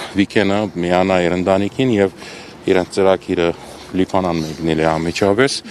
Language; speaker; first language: Armenian; native; Armenian